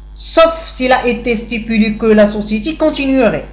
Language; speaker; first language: French; non-native, local second language; Arabic